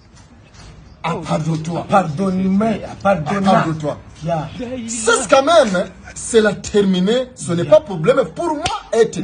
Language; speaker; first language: French; non-native, learner; Rundi